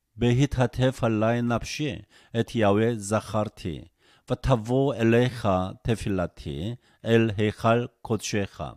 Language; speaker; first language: Hebrew; non-native, fluent; Korean